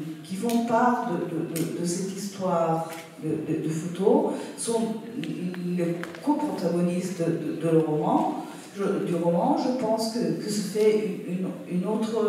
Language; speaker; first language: French; non-native, fluent; Italian